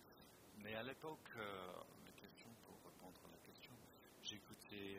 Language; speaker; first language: French; non-native, fluent; English